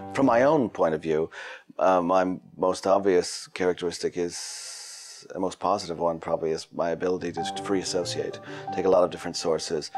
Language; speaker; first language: English; native; English